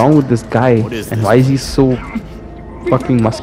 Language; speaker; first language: English; native; English